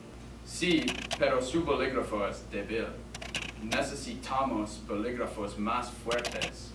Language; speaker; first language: Spanish; non-native, learner; English